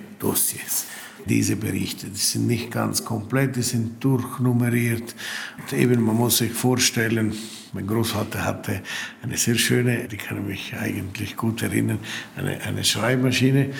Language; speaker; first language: German; non-native, local second language; Italian